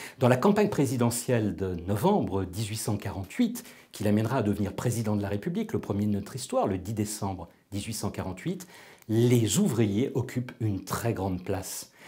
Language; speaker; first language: French; native; French